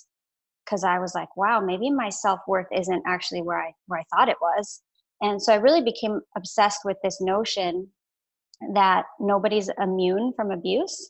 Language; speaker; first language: English; native; English